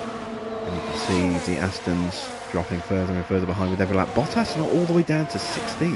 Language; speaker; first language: English; native; English